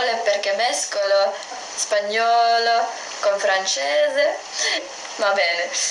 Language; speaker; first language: Italian; non-native, learner; English